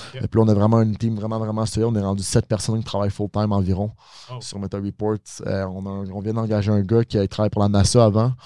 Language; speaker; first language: French; native; French